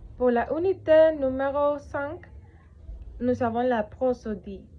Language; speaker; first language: French; non-native, learner; Spanish